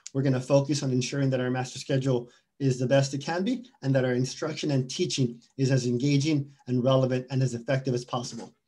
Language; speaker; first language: English; early bilingual, other home language; Spanish